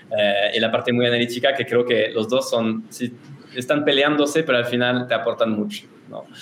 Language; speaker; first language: Spanish; non-native, fluent; French